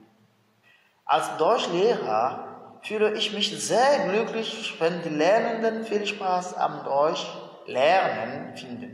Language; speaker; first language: German; non-native, fluent; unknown